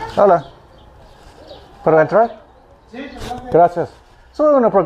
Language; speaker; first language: Spanish; non-native, learner; English